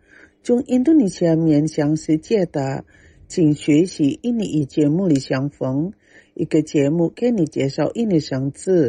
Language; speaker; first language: Chinese; non-native, fluent; Indonesian